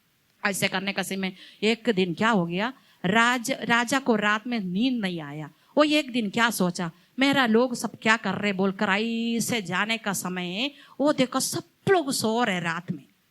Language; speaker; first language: Hindi; non-native, local second language; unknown